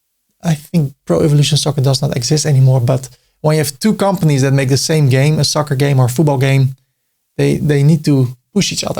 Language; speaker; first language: English; non-native, fluent; Dutch